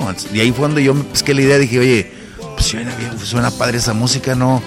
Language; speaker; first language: Spanish; native; Spanish